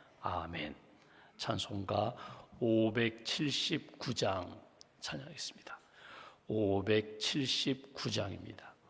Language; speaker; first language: Korean; native; Korean